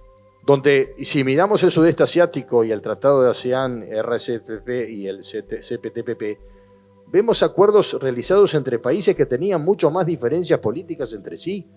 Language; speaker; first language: Spanish; native; Spanish